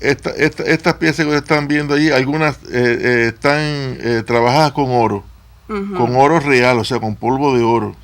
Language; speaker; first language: Spanish; native; Spanish